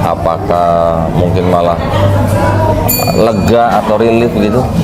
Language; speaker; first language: Indonesian; native; Indonesian